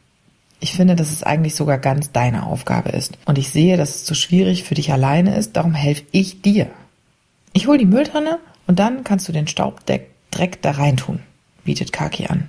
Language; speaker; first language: German; native; German